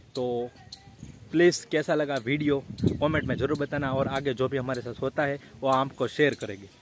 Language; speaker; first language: Hindi; non-native, local second language; Gujarati